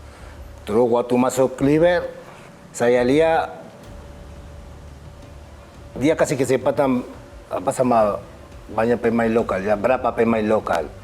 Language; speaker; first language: Indonesian; non-native, fluent; Spanish